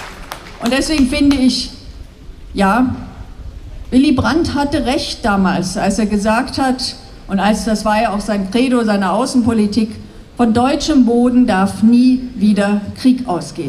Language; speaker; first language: German; native; German